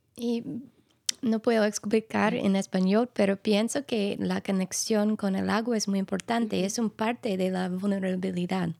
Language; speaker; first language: Spanish; non-native, learner; English